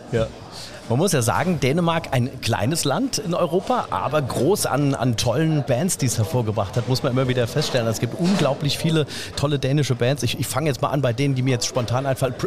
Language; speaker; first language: German; native; German